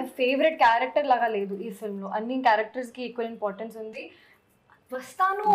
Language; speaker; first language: Telugu; non-native, learner; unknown